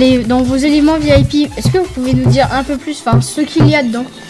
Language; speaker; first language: French; native; French